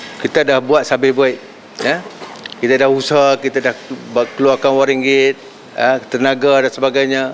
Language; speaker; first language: Malay; native; Malay